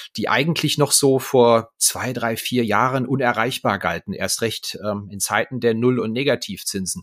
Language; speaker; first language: German; native; German